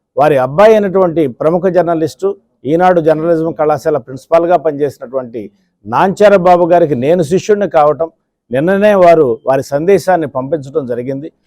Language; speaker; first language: Telugu; native; Telugu